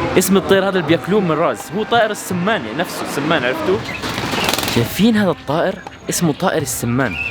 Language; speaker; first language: Arabic; native; Arabic